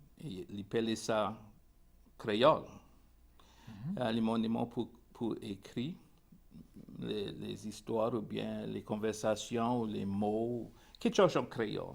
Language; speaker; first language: French; non-native, local second language; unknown